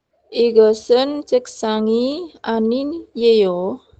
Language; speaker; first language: Korean; non-native, learner; Indonesian